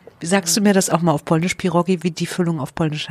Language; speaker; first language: German; native; German